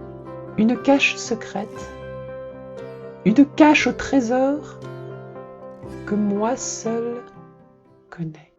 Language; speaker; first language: French; native; French